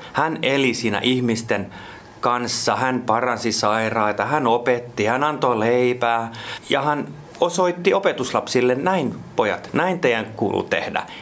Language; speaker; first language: Finnish; non-native, local second language; Swedish